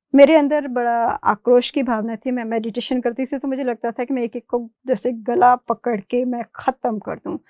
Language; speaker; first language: Hindi; native; Hindi